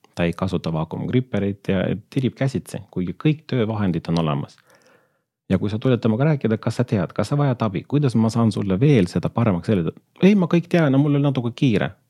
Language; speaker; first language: Estonian; non-native, local second language; Russian